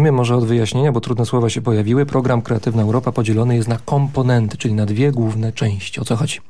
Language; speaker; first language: Polish; native; Polish